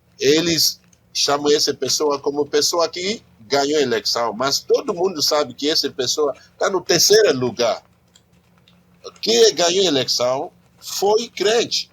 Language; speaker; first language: Portuguese; non-native, learner; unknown